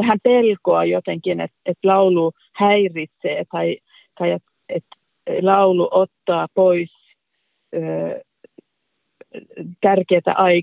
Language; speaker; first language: Finnish; non-native, local second language; Swedish